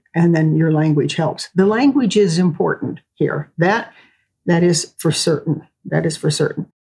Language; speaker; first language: English; native; English